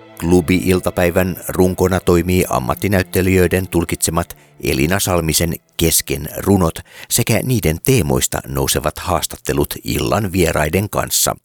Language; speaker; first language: Finnish; native; Finnish